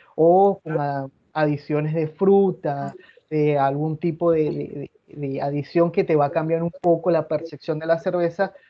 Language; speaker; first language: Spanish; native; Spanish